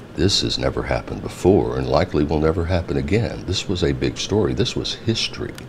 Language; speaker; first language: English; native; English